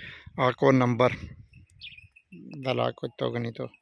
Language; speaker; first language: Filipino; non-native, learner; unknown